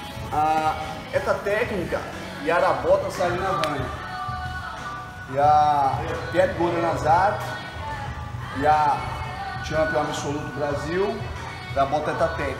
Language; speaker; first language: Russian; non-native, learner; Portuguese